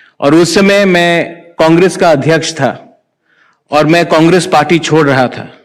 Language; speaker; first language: Hindi; non-native, local second language; Kok Borok